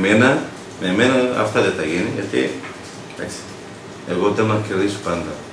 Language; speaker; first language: Greek; non-native, learner; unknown